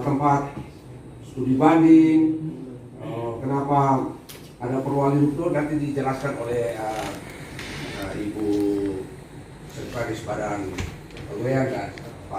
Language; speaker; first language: Indonesian; native; Indonesian